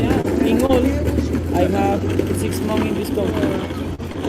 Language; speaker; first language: English; non-native, learner; Spanish